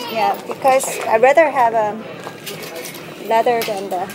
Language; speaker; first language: English; non-native, fluent; Korean